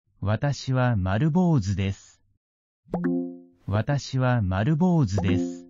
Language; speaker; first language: Japanese; non-native, learner; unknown